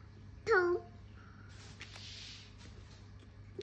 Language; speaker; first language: Chinese; non-native, local second language; Cantonese